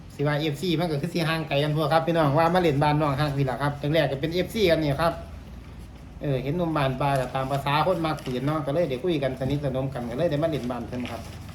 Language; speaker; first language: Thai; native; Thai